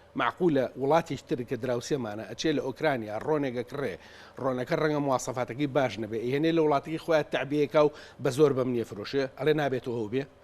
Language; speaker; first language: Central Kurdish; native; Central Kurdish